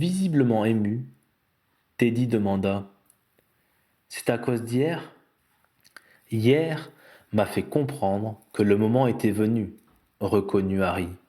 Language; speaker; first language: French; native; French